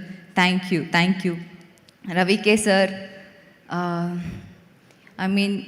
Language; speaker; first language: Telugu; non-native, fluent; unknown